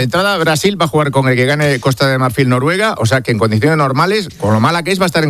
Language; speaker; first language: Spanish; native; Spanish